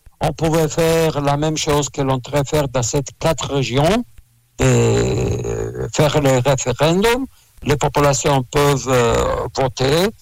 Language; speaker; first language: French; non-native, learner; Russian